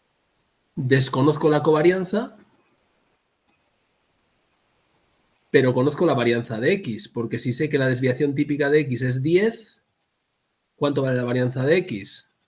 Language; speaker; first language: Spanish; native; Spanish